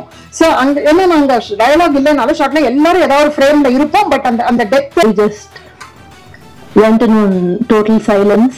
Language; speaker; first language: Tamil; non-native, learner; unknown